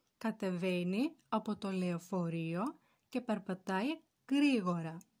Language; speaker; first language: Greek; non-native, fluent; Turkish